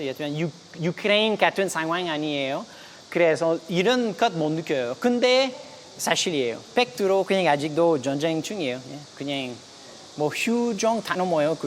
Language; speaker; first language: Korean; non-native, learner; French